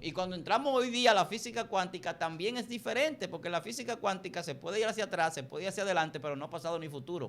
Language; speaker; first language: Spanish; native; Spanish